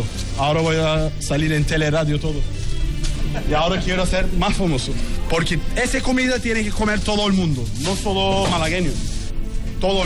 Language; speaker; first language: Spanish; non-native, learner; Turkish